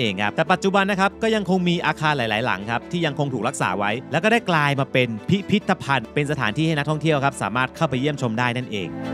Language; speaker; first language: Thai; native; Thai